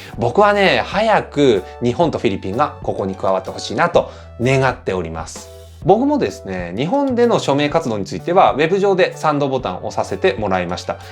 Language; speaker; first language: Japanese; native; Japanese